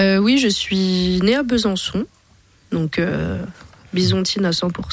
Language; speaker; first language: French; native; French